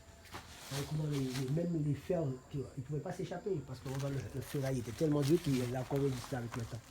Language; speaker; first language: French; non-native, local second language; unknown